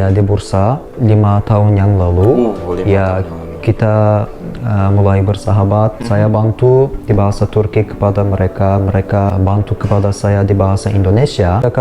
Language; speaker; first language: Indonesian; non-native, learner; Turkish